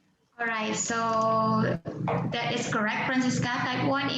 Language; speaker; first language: English; non-native, fluent; Indonesian